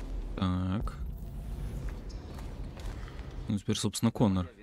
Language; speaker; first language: Russian; native; Russian